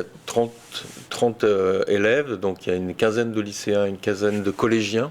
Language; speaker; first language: French; native; French